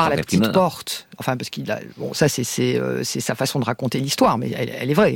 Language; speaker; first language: French; native; French